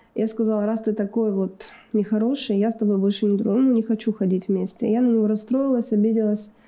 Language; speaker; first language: Russian; native; Russian